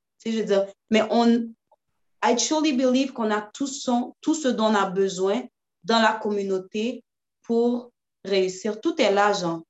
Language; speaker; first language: French; early bilingual, other home language; Haitian Creole